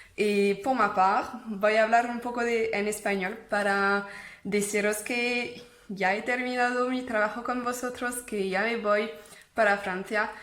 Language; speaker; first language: Spanish; non-native, fluent; French